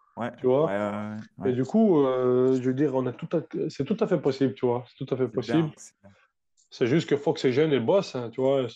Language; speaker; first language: French; non-native, fluent; Russian